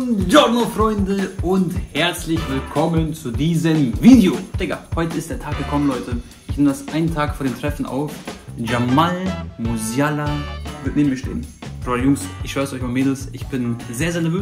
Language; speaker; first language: German; native; German